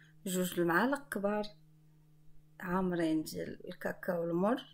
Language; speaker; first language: Arabic; native; Arabic